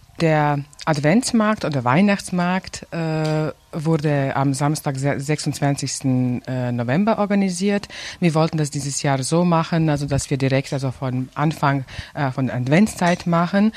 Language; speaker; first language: German; non-native, fluent; Serbian